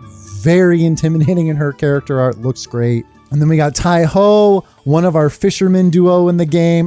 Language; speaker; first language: English; native; English